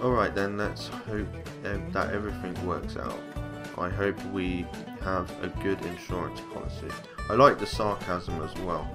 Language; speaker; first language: English; native; English